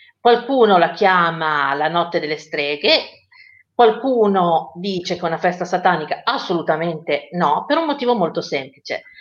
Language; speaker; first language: Italian; native; Italian